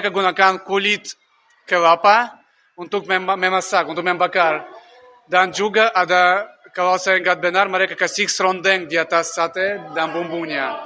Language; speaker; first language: Indonesian; non-native, learner; Russian